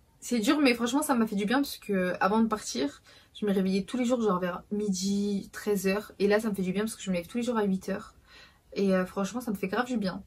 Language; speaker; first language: French; early bilingual, other home language; Portuguese